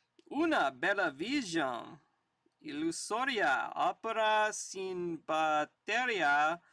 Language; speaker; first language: Spanish; non-native, learner; English